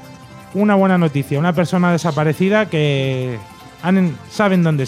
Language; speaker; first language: Spanish; native; Spanish